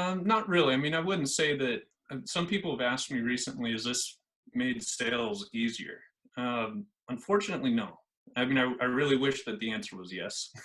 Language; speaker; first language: English; native; English